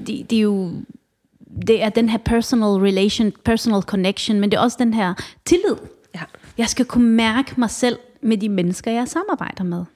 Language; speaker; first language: Danish; early bilingual, other home language; Arabic